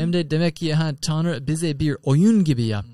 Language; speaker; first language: Turkish; non-native, learner; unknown